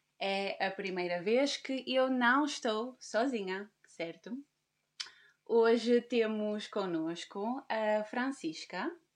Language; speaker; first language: Portuguese; native; Portuguese